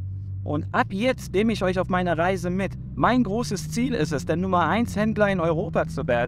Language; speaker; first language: German; native; German